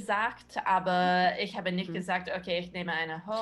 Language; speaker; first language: German; non-native, learner; English